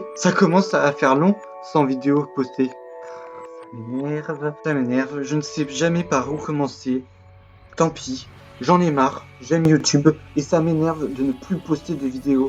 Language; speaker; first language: French; native; French